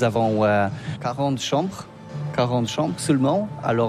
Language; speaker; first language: French; non-native, learner; Polish